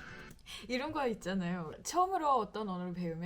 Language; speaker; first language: Korean; non-native, fluent; English